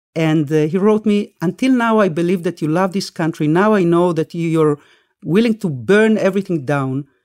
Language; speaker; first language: English; early bilingual, other home language; Spanish